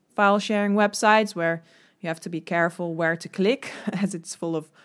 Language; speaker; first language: English; non-native, fluent; Dutch